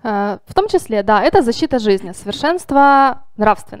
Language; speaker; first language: Russian; native; Russian